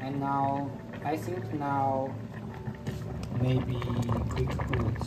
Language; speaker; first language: English; non-native, learner; Chinese